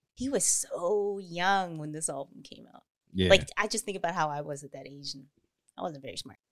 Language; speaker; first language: English; native; English